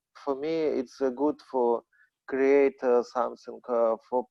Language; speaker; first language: English; non-native, learner; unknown